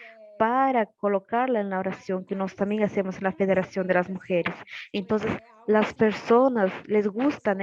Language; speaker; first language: Spanish; non-native, learner; Portuguese